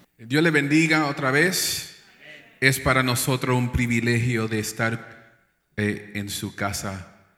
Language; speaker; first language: Spanish; early bilingual, heritage; English